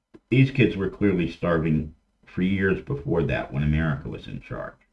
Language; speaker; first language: English; native; English